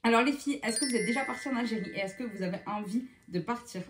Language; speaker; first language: French; native; French